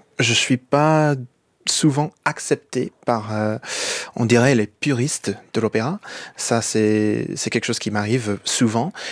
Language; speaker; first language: French; non-native, fluent; English